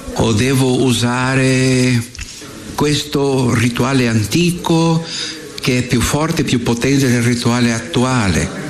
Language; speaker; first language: Italian; non-native, fluent; Portuguese